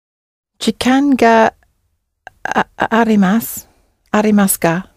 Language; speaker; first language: Japanese; non-native, learner; English